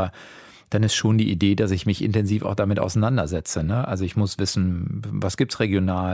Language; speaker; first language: German; native; German